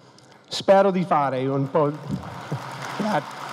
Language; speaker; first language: Italian; non-native, learner; English